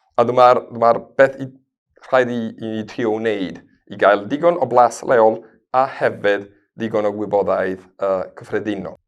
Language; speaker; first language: Welsh; non-native, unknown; Spanish